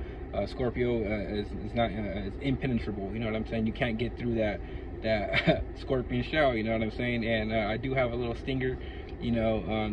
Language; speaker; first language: English; native; English